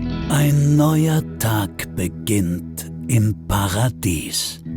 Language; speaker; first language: German; native; German